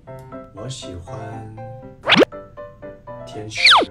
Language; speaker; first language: Chinese; non-native, fluent; Thai